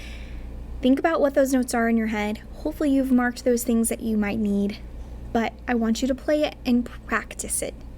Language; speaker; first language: English; native; English